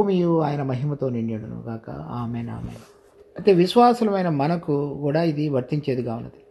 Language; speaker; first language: Telugu; native; Telugu